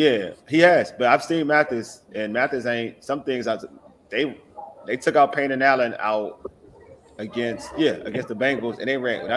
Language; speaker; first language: English; native; English